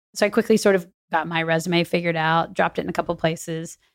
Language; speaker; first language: English; native; English